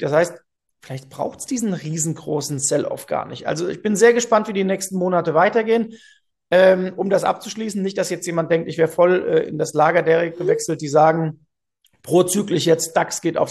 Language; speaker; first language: German; native; German